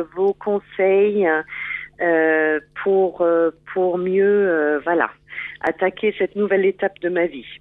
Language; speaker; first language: French; non-native, fluent; German